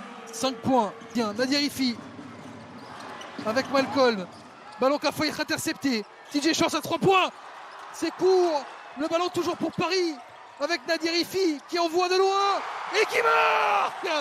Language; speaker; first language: French; native; French